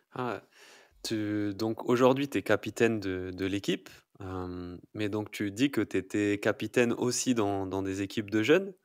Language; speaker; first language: French; native; French